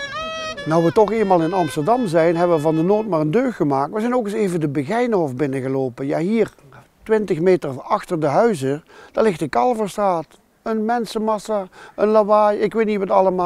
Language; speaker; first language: Dutch; native; Dutch